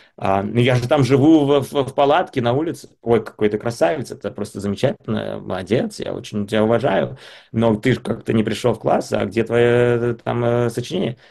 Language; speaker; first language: Russian; early bilingual, heritage; Russian